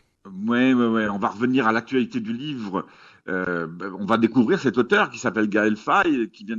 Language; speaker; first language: French; native; French